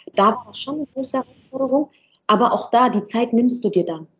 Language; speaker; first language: German; early bilingual, other home language; Arabic